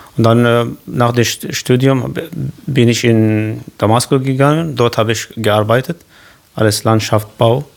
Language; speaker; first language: German; non-native, learner; Kurdish